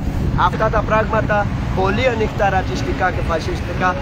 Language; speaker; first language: Greek; non-native, learner; Urdu